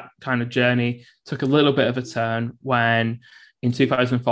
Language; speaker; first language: English; native; English